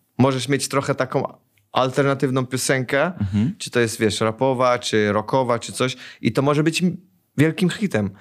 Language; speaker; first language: Polish; early bilingual, heritage; Polish